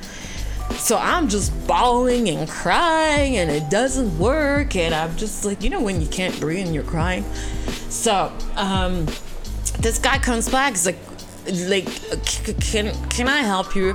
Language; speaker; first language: English; non-native, fluent; French